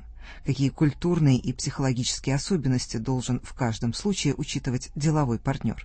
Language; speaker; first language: Russian; native; Russian